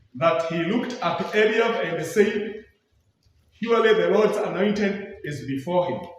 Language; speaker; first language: English; non-native, local second language; Swahili